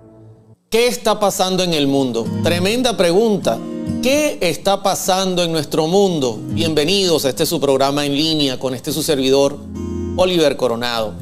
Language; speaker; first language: Spanish; native; Spanish